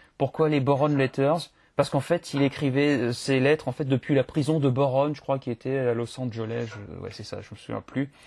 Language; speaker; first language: French; native; French